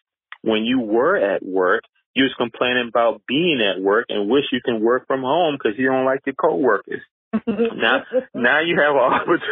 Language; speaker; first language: English; native; English